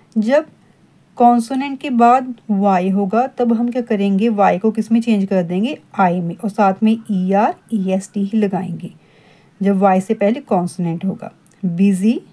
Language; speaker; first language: Hindi; non-native, local second language; Punjabi